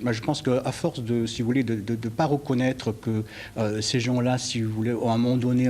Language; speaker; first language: French; native; French